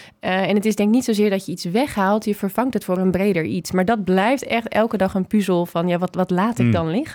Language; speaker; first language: Dutch; native; Dutch